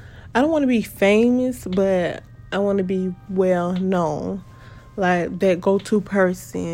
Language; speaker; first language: English; native; English